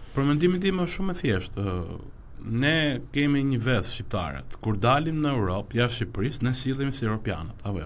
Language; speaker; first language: Albanian; non-native, local second language; Romany